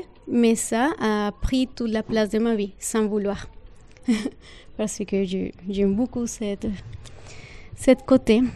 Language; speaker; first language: French; non-native, fluent; Spanish